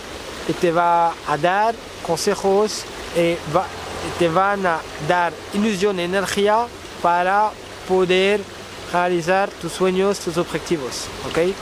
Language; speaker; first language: Spanish; non-native, fluent; French